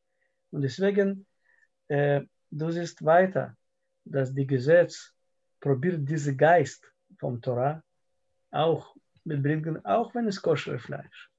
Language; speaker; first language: German; non-native, fluent; Russian